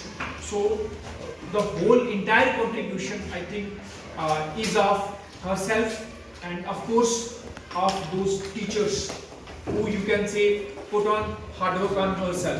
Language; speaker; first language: English; non-native, local second language; Hindi